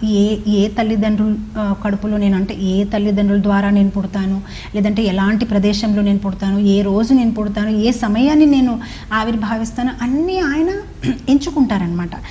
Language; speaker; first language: Telugu; non-native, fluent; Hindi